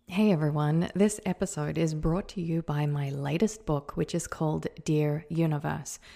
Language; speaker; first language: English; native; English